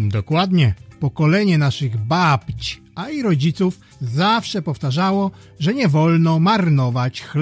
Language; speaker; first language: Polish; native; Polish